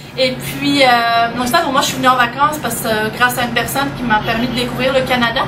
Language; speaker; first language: French; native; French